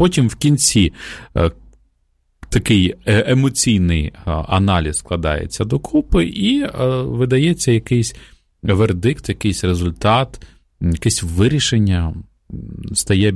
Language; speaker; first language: Ukrainian; native; Ukrainian